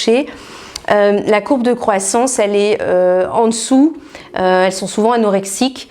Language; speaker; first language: French; native; French